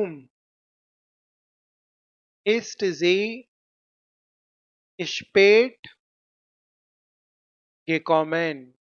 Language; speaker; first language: German; non-native, fluent; Hindi